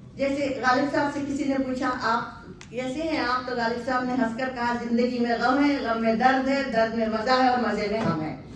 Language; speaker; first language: Urdu; native; Urdu